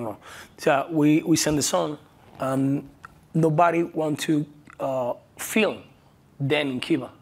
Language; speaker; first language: English; non-native, learner; Spanish